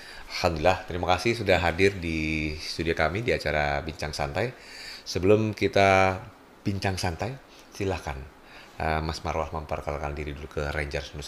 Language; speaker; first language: Indonesian; native; Indonesian